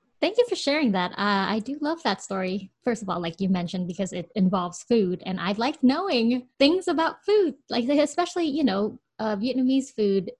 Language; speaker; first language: English; early bilingual, other home language; Vietnamese